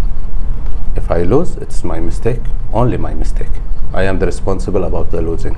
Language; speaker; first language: English; non-native, learner; Arabic